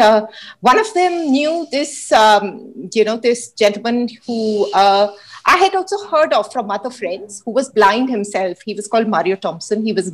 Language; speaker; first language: English; non-native, local second language; Hindi